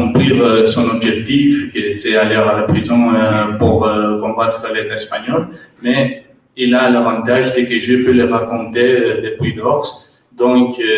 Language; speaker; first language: French; non-native, learner; Catalan